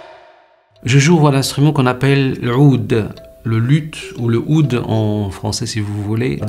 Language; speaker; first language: French; non-native, local second language; Arabic